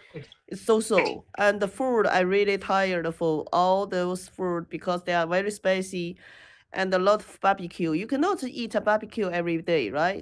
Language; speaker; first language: English; non-native, learner; Chinese